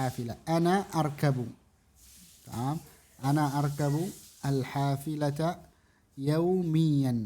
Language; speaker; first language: Arabic; non-native, fluent; Indonesian